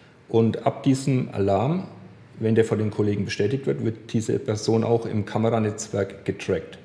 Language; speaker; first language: German; native; German